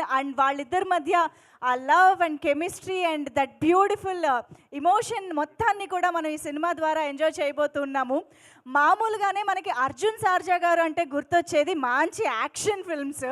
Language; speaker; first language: Telugu; native; Telugu